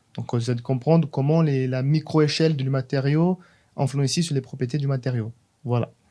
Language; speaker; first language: French; non-native, fluent; Portuguese